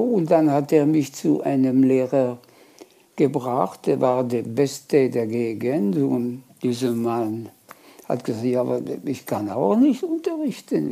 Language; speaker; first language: German; non-native, local second language; French